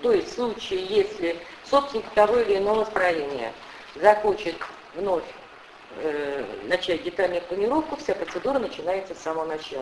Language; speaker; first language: Russian; native; Russian